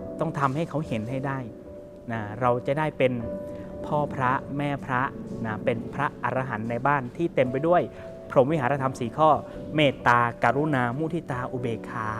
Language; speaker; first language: Thai; native; Thai